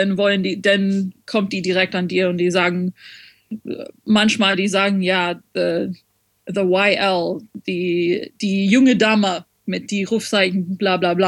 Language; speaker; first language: German; non-native, learner; French